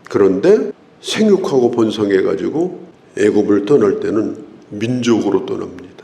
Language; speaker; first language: Korean; native; Korean